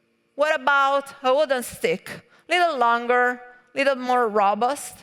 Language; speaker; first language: English; non-native, fluent; Italian